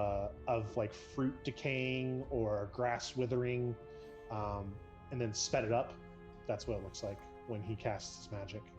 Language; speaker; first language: English; native; English